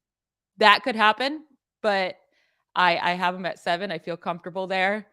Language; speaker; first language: English; native; English